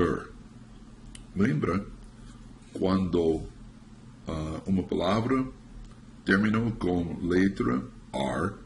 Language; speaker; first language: Portuguese; non-native, learner; English